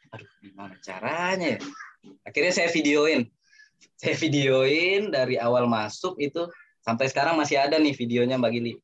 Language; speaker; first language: Indonesian; non-native, local second language; Minangkabau